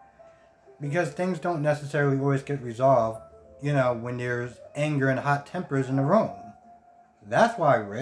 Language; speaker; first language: English; native; English